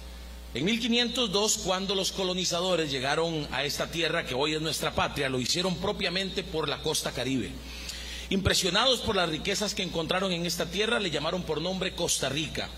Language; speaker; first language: Spanish; native; Spanish